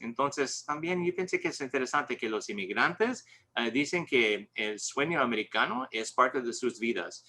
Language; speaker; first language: Spanish; non-native, learner; English